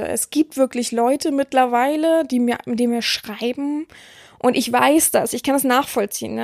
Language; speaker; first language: German; native; German